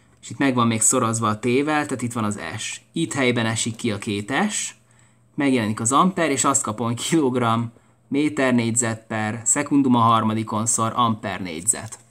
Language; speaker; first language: Hungarian; native; Hungarian